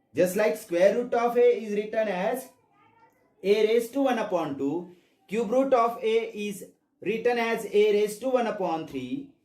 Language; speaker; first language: English; non-native, local second language; Marathi